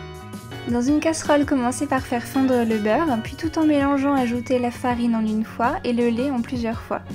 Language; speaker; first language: French; native; French